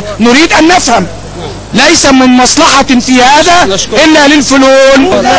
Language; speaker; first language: Arabic; native; Arabic